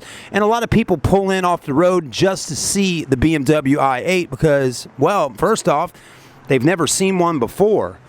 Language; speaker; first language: English; native; English